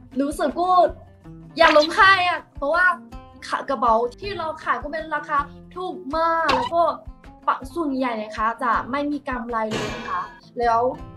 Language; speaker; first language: Thai; non-native, fluent; Chinese